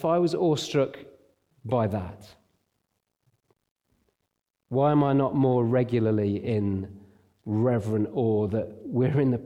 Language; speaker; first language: English; native; English